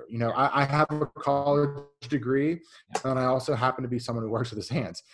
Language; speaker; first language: English; native; English